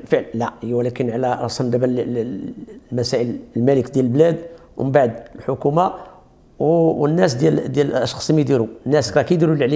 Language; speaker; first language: Arabic; native; Arabic